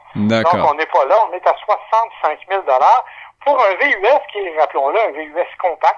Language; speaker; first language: French; native; French